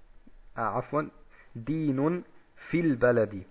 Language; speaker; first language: Arabic; non-native, fluent; German